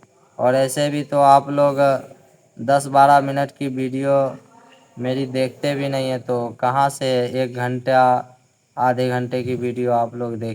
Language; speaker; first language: Hindi; native; Hindi